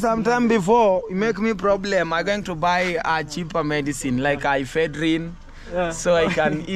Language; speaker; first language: English; non-native, learner; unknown